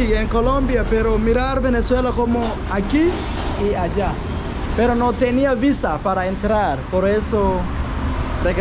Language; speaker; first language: Spanish; non-native, learner; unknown